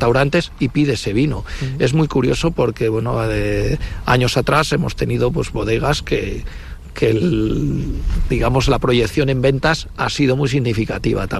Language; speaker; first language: Spanish; native; Spanish